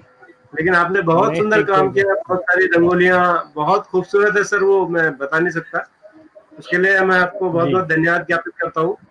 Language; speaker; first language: Hindi; native; Hindi